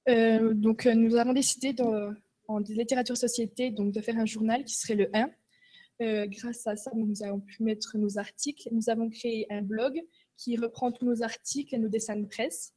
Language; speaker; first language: French; native; French